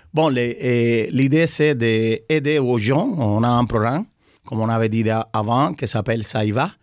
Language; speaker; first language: French; non-native, fluent; Spanish